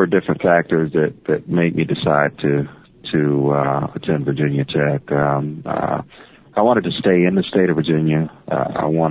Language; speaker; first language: English; native; English